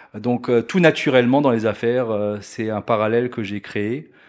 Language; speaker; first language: French; native; French